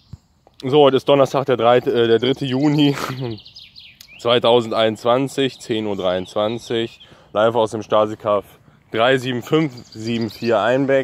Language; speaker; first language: German; native; German